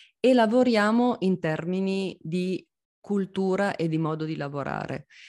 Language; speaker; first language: Italian; native; Italian